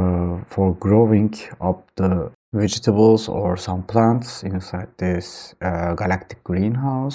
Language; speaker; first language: English; non-native, fluent; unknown